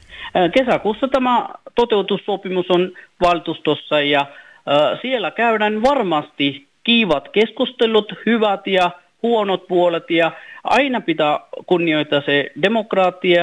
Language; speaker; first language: Finnish; non-native, fluent; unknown